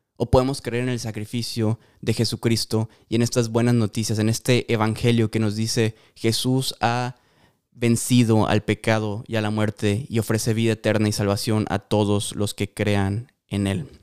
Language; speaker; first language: Spanish; native; Spanish